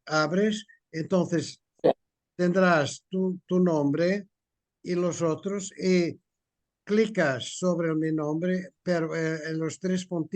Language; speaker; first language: Spanish; non-native, fluent; Portuguese